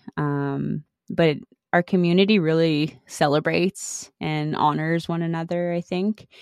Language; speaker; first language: English; native; English